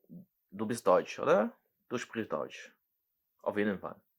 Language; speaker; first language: German; non-native, learner; Chinese